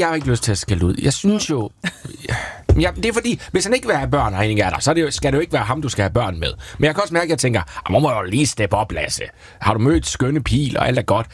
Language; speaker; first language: Danish; native; Danish